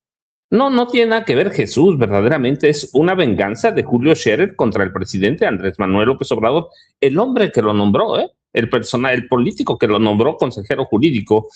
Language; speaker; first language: Spanish; native; Spanish